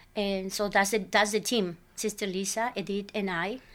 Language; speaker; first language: English; non-native, fluent; Spanish